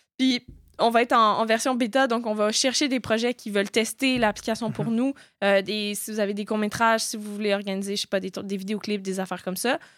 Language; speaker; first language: French; native; French